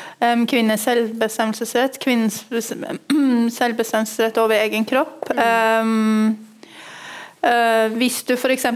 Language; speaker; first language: Norwegian; early bilingual, other home language; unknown